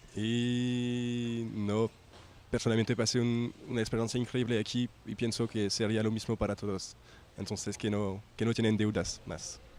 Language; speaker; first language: Spanish; non-native, fluent; French